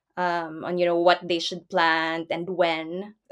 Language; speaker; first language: English; non-native, local second language; Filipino